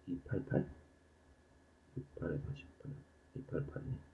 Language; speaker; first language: Korean; native; Korean